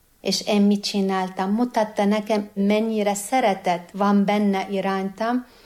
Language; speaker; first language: Hungarian; non-native, fluent; Arabic